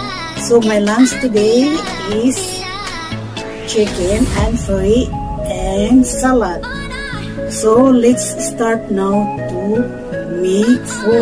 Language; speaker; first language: English; non-native, local second language; Filipino